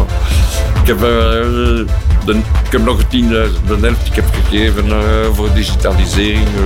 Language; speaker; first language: Dutch; non-native, local second language; French